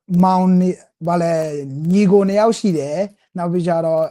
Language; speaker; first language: Burmese; early bilingual, heritage; Burmese